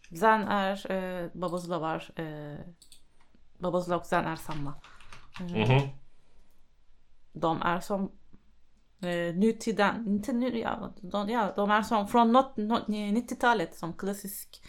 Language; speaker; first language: Swedish; non-native, fluent; Turkish